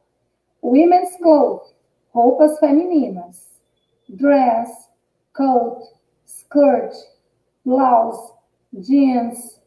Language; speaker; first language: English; non-native, fluent; Portuguese